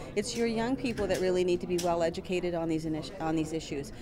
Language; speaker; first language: English; native; English